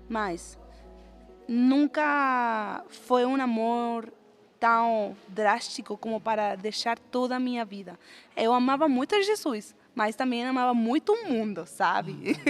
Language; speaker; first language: Portuguese; non-native, fluent; Spanish